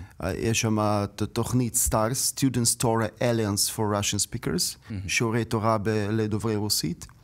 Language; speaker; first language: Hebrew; non-native, learner; Russian